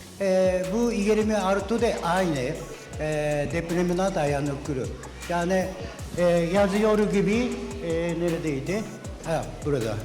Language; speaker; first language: Turkish; non-native, learner; Japanese